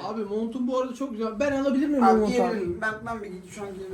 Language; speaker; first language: Turkish; native; Turkish